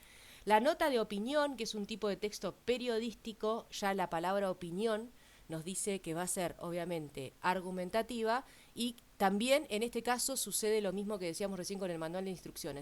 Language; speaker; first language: Spanish; native; Spanish